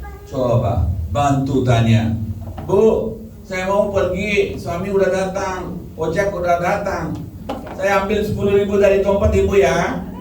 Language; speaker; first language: Indonesian; non-native, learner; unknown